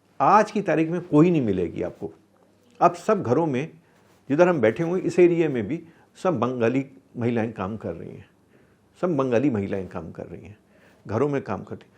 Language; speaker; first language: Hindi; native; Hindi